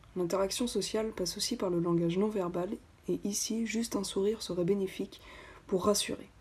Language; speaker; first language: French; native; French